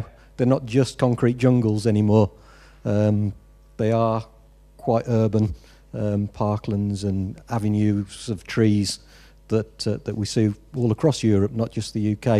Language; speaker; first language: English; native; English